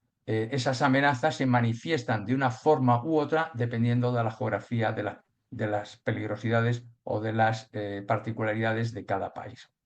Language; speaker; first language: Spanish; native; Spanish